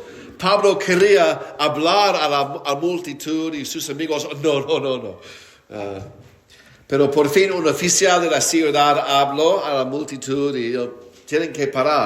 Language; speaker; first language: Spanish; non-native, fluent; English